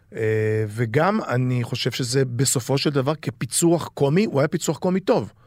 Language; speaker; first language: Hebrew; early bilingual, other home language; Arabic